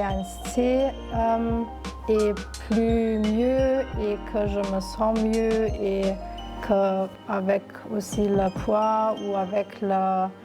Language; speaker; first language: French; non-native, local second language; Luxembourgish